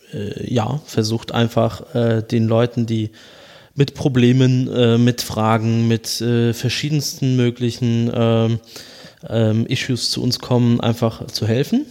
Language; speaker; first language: German; native; German